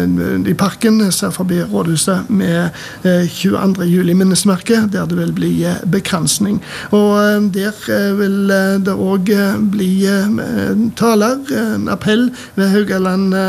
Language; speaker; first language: Norwegian; native; Norwegian